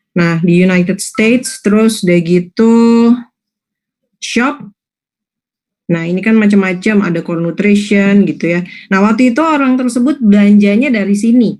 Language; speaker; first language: Indonesian; native; Indonesian